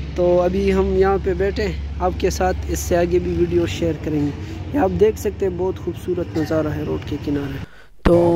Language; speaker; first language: Urdu; non-native, local second language; Pashto